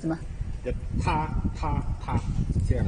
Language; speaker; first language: Chinese; native; Chinese